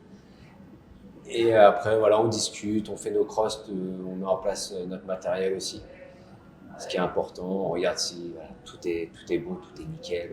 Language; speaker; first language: French; native; French